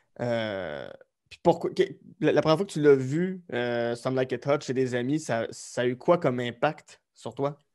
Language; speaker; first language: French; native; French